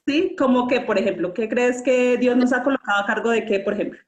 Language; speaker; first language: Spanish; native; Spanish